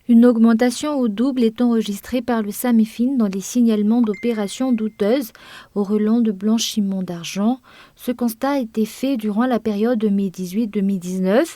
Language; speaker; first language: French; non-native, local second language; Malagasy